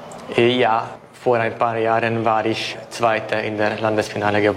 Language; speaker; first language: German; non-native, local second language; Hungarian